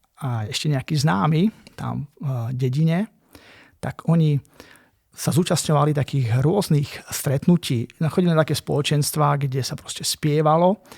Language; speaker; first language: Slovak; native; Slovak